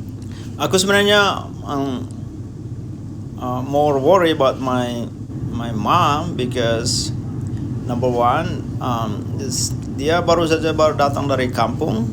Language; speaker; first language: Indonesian; non-native, local second language; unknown